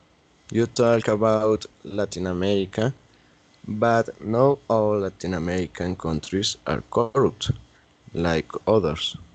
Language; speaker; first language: English; non-native, learner; Spanish